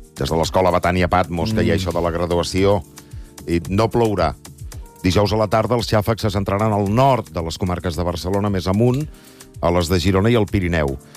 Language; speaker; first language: Catalan; native; Catalan